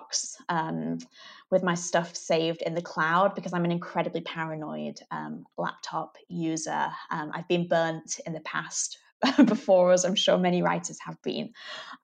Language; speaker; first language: English; native; English